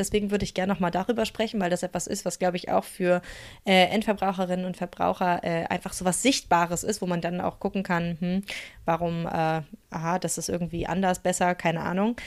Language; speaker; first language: German; native; German